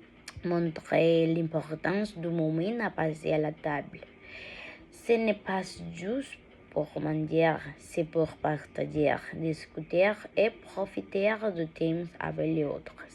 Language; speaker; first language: French; non-native, learner; Spanish